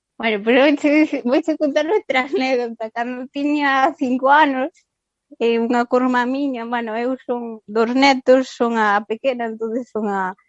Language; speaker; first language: Galician; non-native, local second language; Spanish